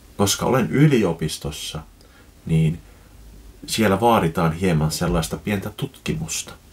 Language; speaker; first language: Finnish; native; Finnish